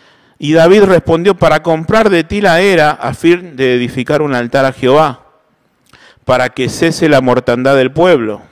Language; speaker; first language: Spanish; native; Spanish